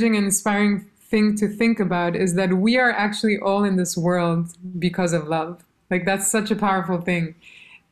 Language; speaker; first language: English; non-native, fluent; Albanian